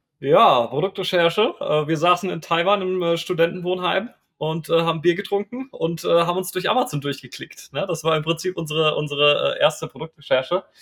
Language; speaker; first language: German; native; German